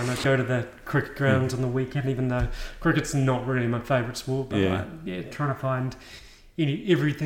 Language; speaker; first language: English; native; English